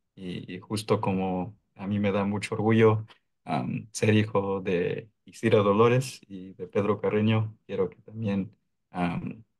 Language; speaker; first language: Spanish; early bilingual, heritage; Spanish